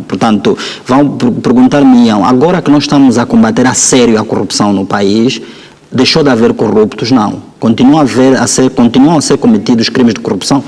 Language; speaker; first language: Portuguese; native; Portuguese